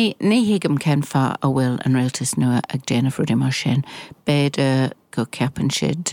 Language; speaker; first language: Irish; non-native, learner; English